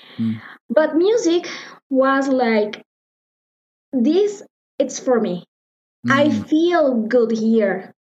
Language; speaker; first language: English; non-native, learner; Spanish